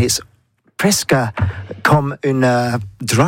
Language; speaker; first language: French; non-native, learner; English